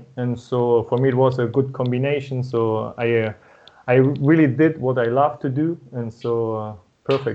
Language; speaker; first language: English; non-native, fluent; German